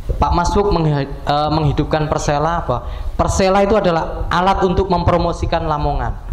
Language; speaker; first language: Indonesian; native; Indonesian